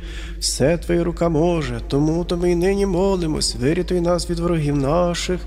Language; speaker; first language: Ukrainian; native; Ukrainian